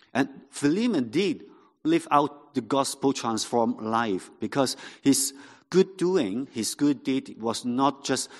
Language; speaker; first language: English; non-native, local second language; Cantonese